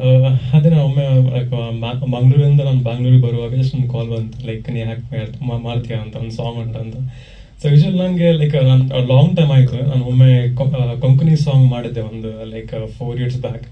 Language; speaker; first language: Kannada; non-native, local second language; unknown